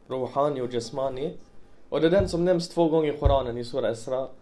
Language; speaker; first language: Swedish; early bilingual, other home language; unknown